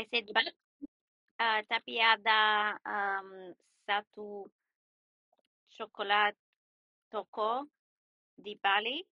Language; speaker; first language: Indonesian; non-native, learner; English